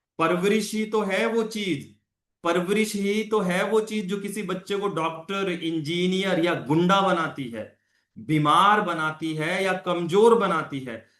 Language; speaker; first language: Hindi; non-native, local second language; Punjabi